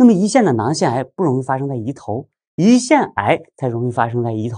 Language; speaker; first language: Chinese; native; Chinese